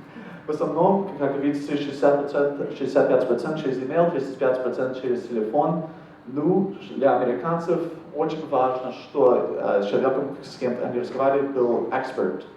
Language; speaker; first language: Russian; non-native, fluent; English